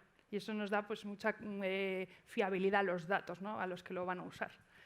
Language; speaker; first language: Spanish; native; Spanish